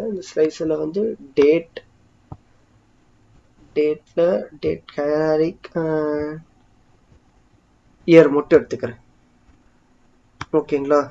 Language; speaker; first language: Tamil; native; Tamil